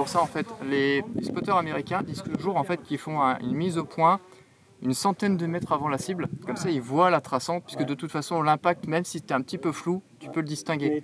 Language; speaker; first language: French; native; French